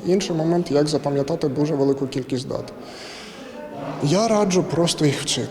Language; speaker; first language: Ukrainian; native; Ukrainian